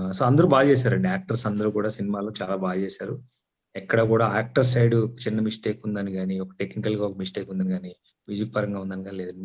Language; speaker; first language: Telugu; native; Telugu